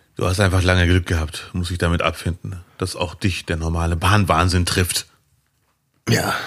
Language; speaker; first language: German; early bilingual, other home language; Arabic